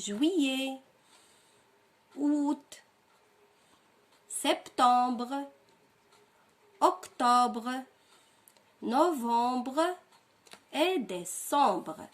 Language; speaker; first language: French; non-native, local second language; Arabic